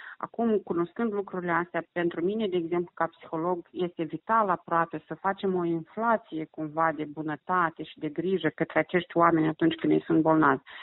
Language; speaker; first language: Romanian; native; Romanian